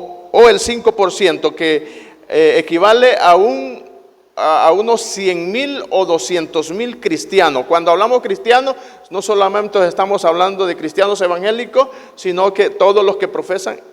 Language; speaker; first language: Spanish; native; Spanish